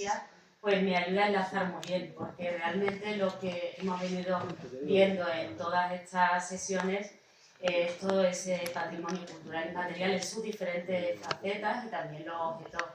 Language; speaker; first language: Spanish; native; Spanish